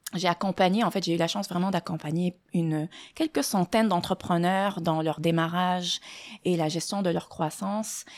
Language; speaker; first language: French; non-native, local second language; Arabic